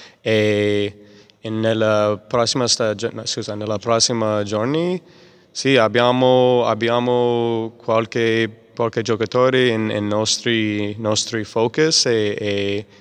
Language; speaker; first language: Italian; non-native, learner; English